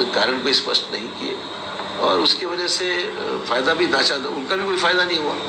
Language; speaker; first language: Hindi; non-native, local second language; Marathi